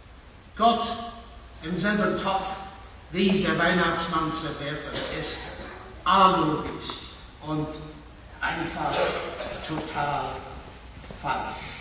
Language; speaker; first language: German; non-native, fluent; English